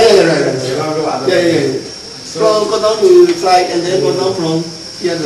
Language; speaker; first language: English; non-native, learner; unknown